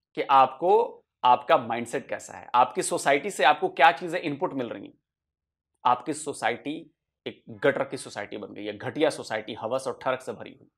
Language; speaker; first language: Hindi; native; Hindi